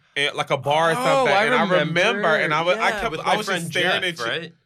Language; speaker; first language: English; native; English